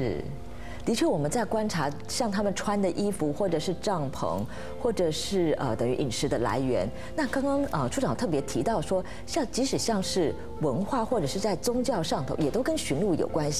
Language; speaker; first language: Chinese; native; Chinese